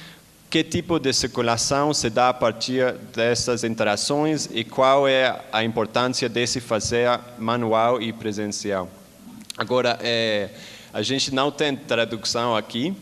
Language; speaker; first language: Portuguese; non-native, learner; Spanish